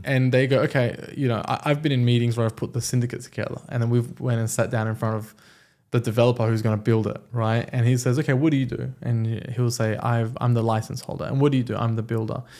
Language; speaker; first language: English; early bilingual, other home language; Persian